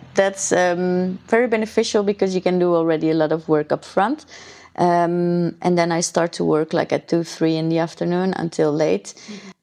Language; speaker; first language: English; non-native, fluent; Dutch